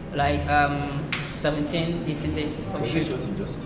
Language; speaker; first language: English; non-native, local second language; Hausa